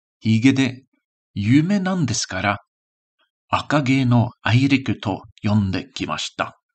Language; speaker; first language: Japanese; non-native, learner; English